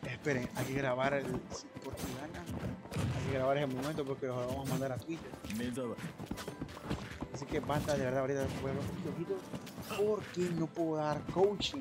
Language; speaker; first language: Spanish; native; Spanish